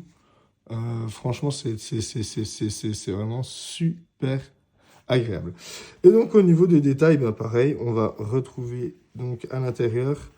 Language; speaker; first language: French; native; French